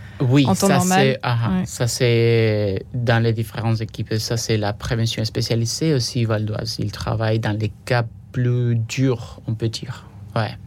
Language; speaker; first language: French; non-native, fluent; Spanish